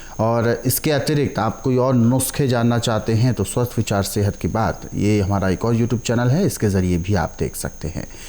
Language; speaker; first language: Hindi; native; Hindi